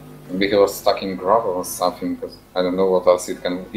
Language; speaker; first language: English; non-native, fluent; Polish